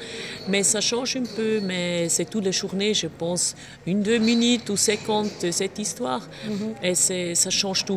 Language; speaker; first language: French; non-native, local second language; German